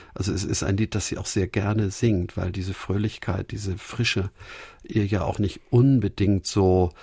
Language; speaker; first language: German; native; German